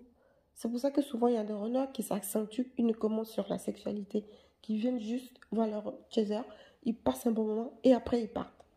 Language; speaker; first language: French; native; French